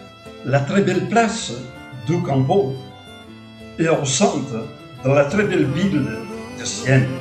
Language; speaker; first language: French; non-native, fluent; Portuguese